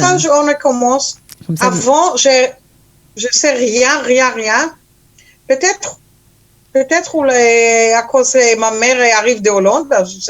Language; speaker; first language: French; non-native, learner; Hebrew